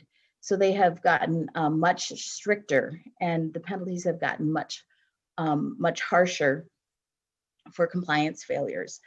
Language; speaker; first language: English; native; English